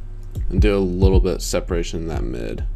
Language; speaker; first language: English; native; English